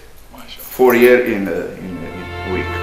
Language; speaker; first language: English; non-native, learner; Bosnian